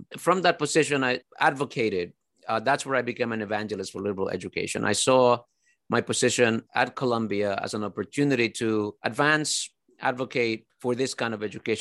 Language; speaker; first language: English; early bilingual, other home language; Spanish